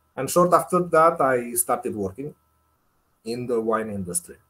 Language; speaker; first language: English; non-native, fluent; Spanish